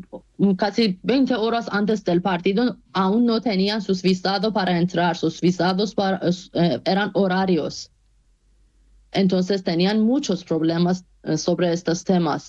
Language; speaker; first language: Spanish; non-native, fluent; Persian